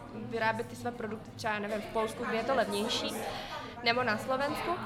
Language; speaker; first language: Czech; early bilingual, other home language; Vietnamese